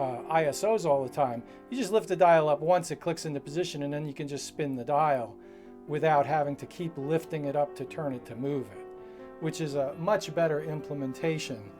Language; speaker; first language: English; native; English